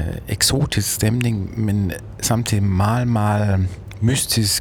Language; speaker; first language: Danish; non-native, fluent; German